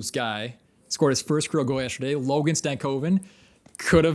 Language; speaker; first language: English; native; English